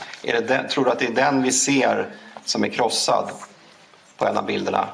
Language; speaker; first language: Swedish; native; Swedish